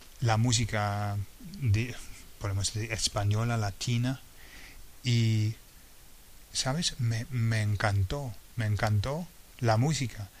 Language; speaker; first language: Spanish; non-native, fluent; English